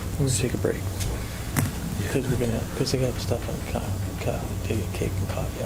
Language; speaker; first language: English; native; English